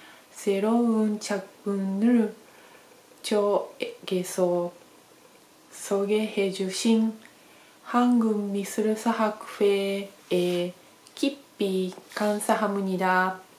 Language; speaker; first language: Korean; non-native, learner; Japanese